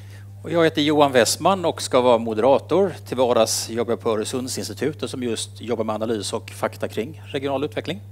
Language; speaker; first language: Swedish; native; Swedish